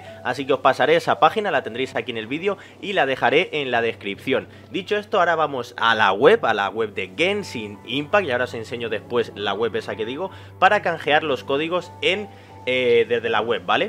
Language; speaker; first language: Spanish; native; Spanish